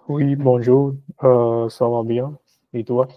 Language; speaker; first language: French; non-native, learner; Punjabi